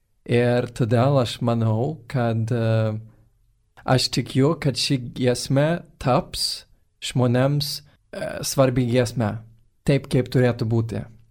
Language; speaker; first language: Lithuanian; non-native, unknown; Swedish